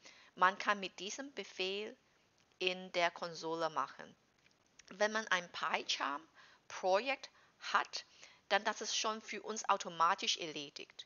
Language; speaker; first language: German; non-native, fluent; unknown